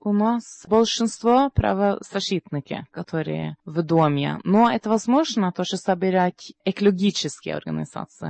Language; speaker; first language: Russian; non-native, learner; Norwegian